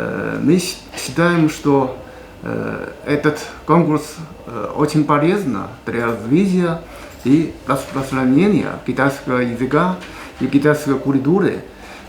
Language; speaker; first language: Russian; non-native, learner; Chinese